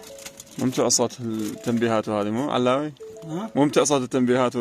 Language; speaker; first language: Arabic; native; Arabic